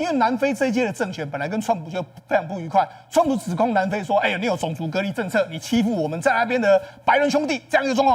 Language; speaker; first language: Chinese; native; Chinese